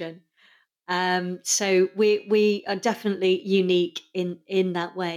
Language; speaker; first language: English; native; English